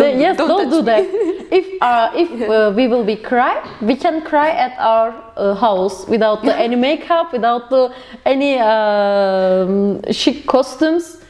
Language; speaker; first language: English; non-native, learner; Turkish